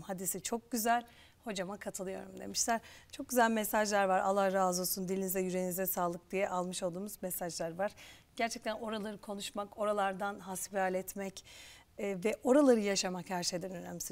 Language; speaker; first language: Turkish; native; Turkish